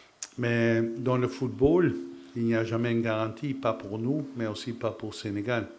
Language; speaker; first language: French; non-native, fluent; Dutch